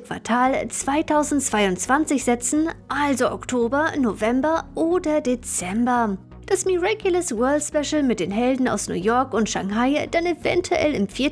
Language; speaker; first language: German; native; German